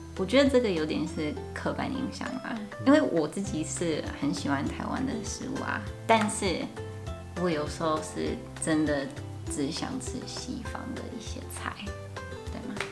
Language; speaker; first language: Chinese; non-native, fluent; English